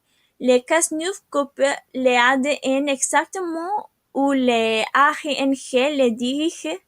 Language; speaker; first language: French; non-native, learner; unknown